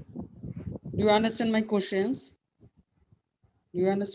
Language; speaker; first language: English; non-native, learner; Bangla